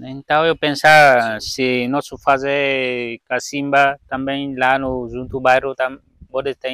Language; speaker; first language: Portuguese; non-native, learner; Vietnamese